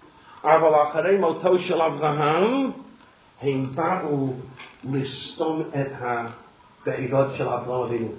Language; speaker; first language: Hebrew; non-native, fluent; English